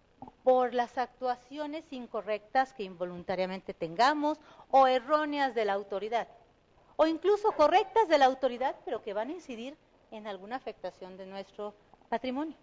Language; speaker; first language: Spanish; native; Spanish